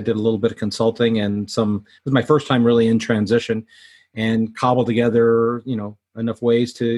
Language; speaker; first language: English; native; English